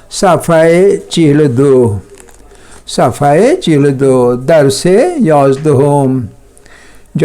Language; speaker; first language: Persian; non-native, fluent; Kashmiri